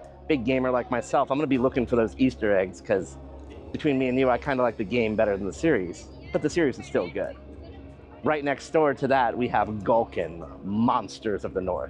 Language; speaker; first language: English; native; English